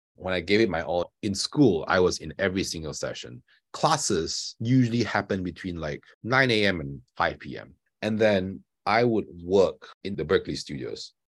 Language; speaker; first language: English; non-native, local second language; Chinese